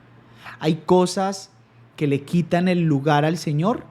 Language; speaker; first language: Spanish; native; Spanish